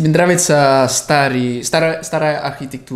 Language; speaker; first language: Russian; non-native, fluent; English